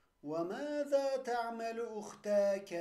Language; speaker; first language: Arabic; non-native, fluent; Turkish